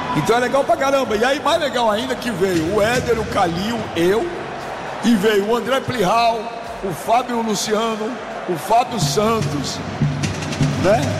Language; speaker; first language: Portuguese; native; Portuguese